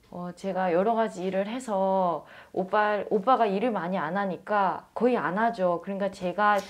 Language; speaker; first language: Korean; native; Korean